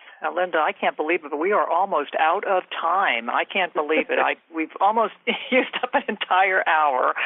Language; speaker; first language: English; native; English